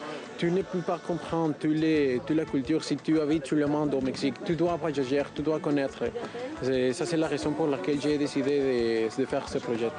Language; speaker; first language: French; non-native, learner; Spanish